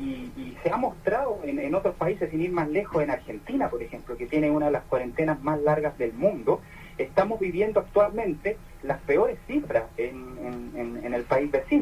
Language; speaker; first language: Spanish; native; Spanish